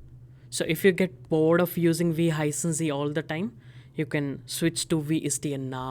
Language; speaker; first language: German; non-native, fluent; Hindi